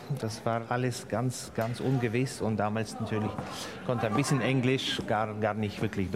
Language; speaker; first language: German; non-native, fluent; Ukrainian